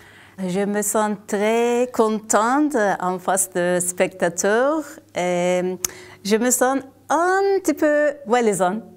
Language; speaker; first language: French; non-native, learner; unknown